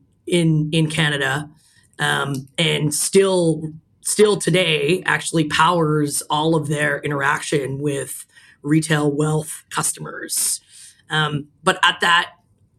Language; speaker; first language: English; native; English